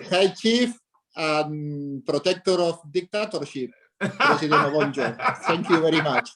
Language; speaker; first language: English; non-native, learner; Catalan